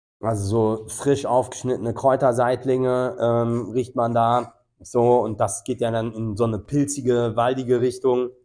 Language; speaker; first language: German; native; German